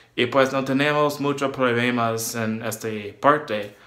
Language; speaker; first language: Spanish; non-native, learner; English